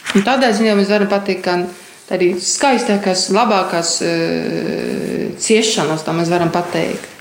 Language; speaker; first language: Latvian; non-native, fluent; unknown